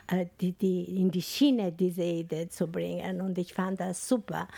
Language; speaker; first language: German; non-native, fluent; Albanian